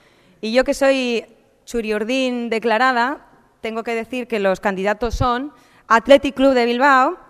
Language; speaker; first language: Spanish; native; Spanish